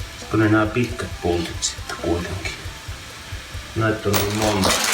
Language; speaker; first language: Finnish; native; Finnish